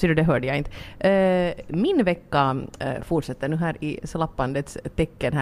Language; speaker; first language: Swedish; native; Swedish